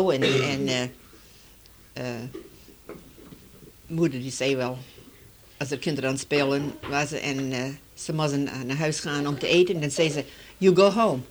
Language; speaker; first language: Dutch; early bilingual, heritage; Dutch